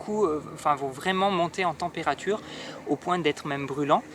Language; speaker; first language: French; native; French